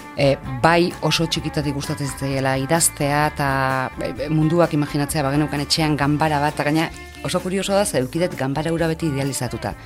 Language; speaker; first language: Basque; native; Basque